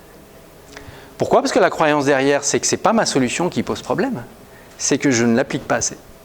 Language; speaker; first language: French; native; French